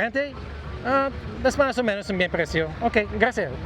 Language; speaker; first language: Spanish; non-native, learner; English